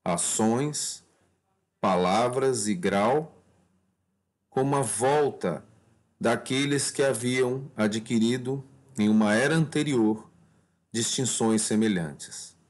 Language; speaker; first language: Portuguese; native; Portuguese